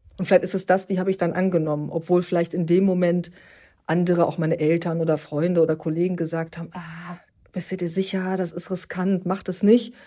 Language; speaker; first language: German; early bilingual, other home language; Turkish